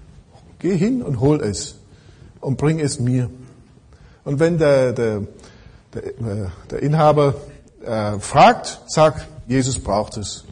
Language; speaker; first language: German; non-native, fluent; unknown